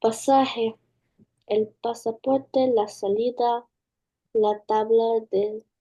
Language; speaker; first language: Spanish; non-native, learner; English